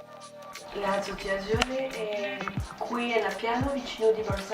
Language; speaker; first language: Italian; non-native, fluent; Spanish